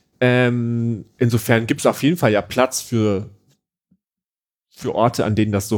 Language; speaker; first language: German; native; German